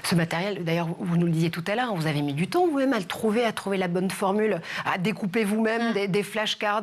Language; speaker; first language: French; native; French